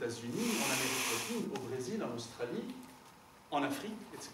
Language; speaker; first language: French; non-native, local second language; Arabic